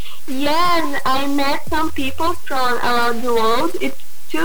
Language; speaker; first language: English; non-native, learner; Portuguese